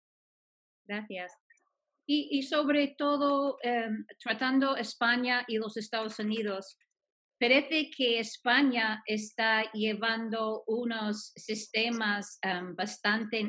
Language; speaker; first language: Spanish; non-native, fluent; English